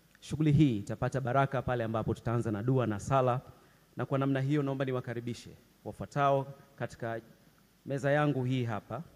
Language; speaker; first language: Swahili; native; Swahili